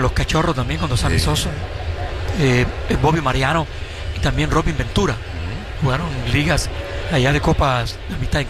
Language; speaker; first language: Spanish; native; Spanish